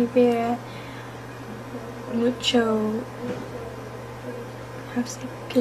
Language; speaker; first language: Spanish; non-native, learner; English